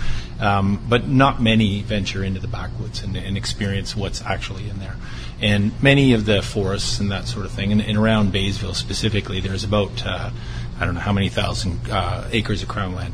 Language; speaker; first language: English; native; English